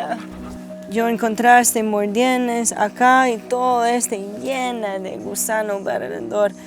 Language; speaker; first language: Spanish; non-native, learner; English